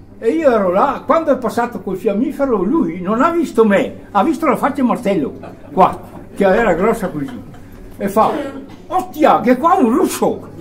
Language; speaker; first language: Italian; native; Italian